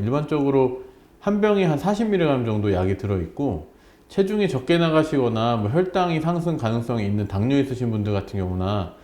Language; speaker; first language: Korean; native; Korean